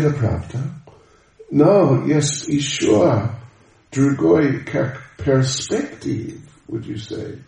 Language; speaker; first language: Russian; non-native, learner; English